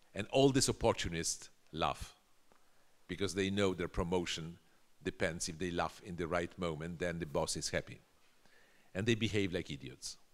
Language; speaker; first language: English; non-native, fluent; Polish